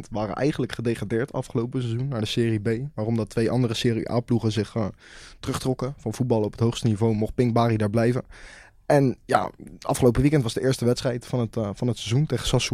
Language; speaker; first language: Dutch; native; Dutch